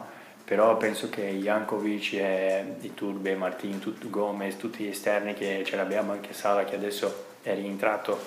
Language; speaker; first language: Italian; non-native, fluent; Portuguese